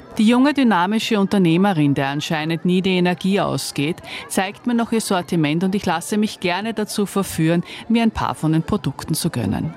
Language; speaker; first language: German; native; German